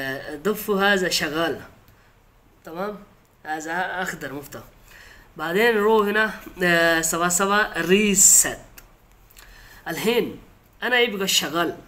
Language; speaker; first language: Arabic; non-native, learner; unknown